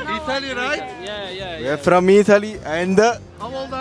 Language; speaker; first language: English; non-native, learner; Turkish